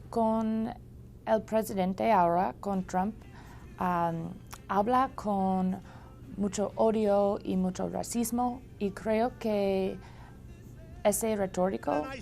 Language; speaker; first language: Spanish; non-native, learner; English